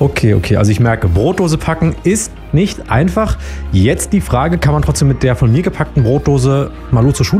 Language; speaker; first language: German; native; German